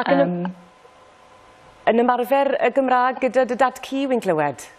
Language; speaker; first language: Welsh; native; Welsh